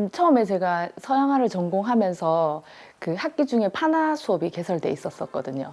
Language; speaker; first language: Korean; native; Korean